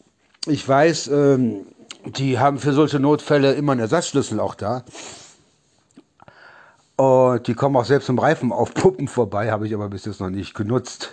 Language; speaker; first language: German; native; German